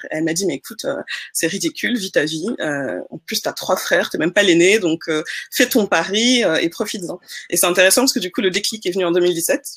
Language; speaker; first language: French; non-native, local second language; Wolof